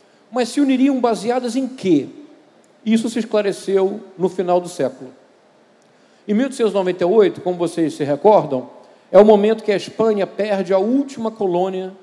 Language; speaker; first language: Portuguese; native; Portuguese